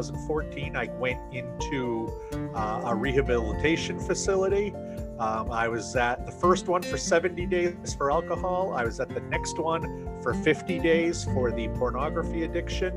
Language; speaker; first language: English; native; English